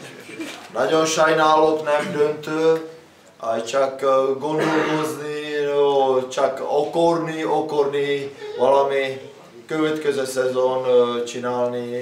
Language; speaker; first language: Hungarian; non-native, learner; Czech